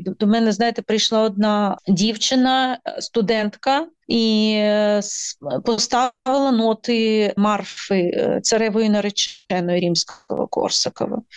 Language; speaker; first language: Ukrainian; native; Ukrainian